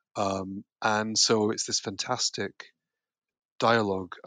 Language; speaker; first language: English; native; English